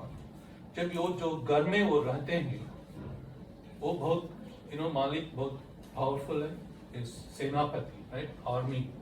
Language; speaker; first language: Hindi; non-native, local second language; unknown